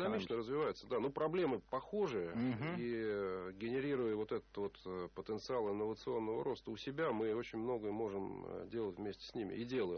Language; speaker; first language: Russian; native; Russian